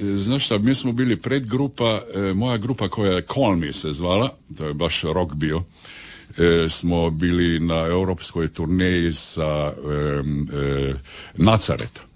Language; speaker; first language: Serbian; early bilingual, heritage; Serbian